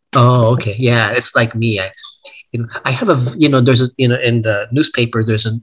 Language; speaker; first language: English; native; English